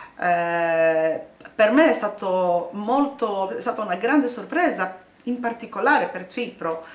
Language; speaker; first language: Italian; non-native, fluent; Greek